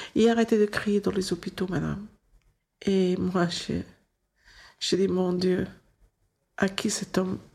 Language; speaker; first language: French; non-native, local second language; Arabic